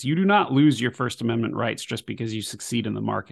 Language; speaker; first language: English; native; English